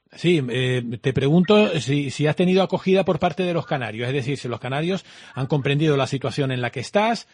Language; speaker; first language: Spanish; native; Spanish